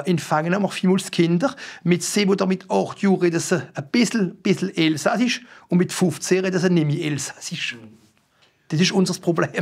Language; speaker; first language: German; non-native, local second language; French